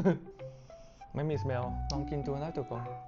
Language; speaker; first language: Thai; non-native, learner; Cantonese